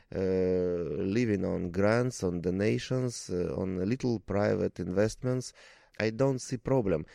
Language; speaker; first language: English; non-native, learner; Russian